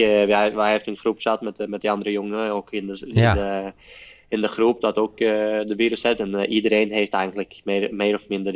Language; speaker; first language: Dutch; non-native, fluent; Norwegian